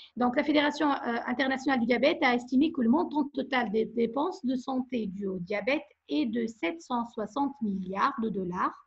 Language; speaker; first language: French; non-native, local second language; Arabic